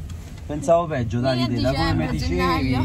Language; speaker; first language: Italian; native; Italian